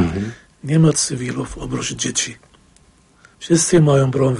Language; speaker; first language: Polish; non-native, fluent; Arabic